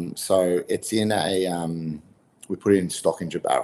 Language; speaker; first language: English; native; English